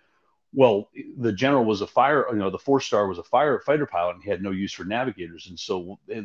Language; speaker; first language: English; native; English